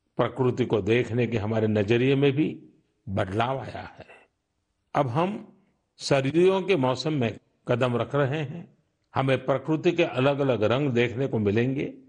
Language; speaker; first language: Hindi; non-native, local second language; Gujarati